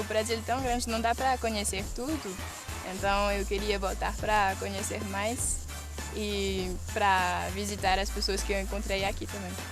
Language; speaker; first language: Portuguese; non-native, fluent; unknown